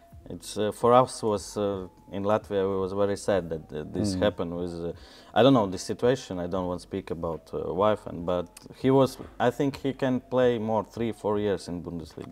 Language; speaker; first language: English; non-native, learner; Latvian